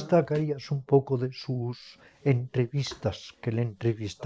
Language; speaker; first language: Spanish; native; Spanish